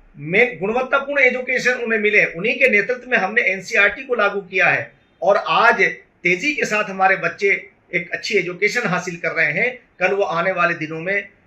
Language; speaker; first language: Hindi; native; Hindi